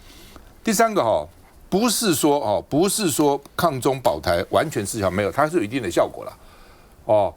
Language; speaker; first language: Chinese; native; Chinese